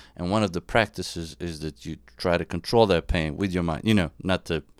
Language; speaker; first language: English; non-native, fluent; Serbian